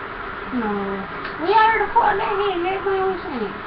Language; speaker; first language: English; native; English